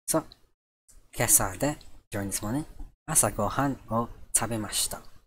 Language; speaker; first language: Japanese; non-native, learner; English